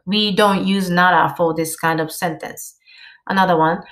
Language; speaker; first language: English; non-native, fluent; Japanese